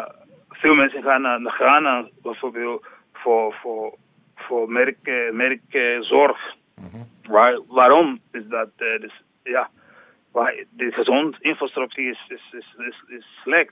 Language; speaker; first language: Dutch; non-native, learner; English